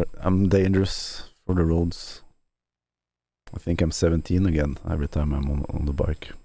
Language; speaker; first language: English; non-native, fluent; Norwegian